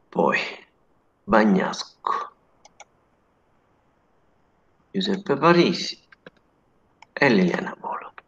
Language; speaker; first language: Italian; native; Italian